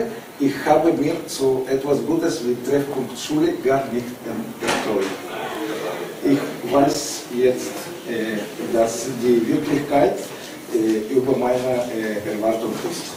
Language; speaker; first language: German; non-native, learner; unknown